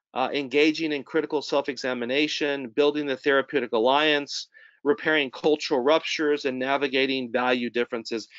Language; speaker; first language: English; native; English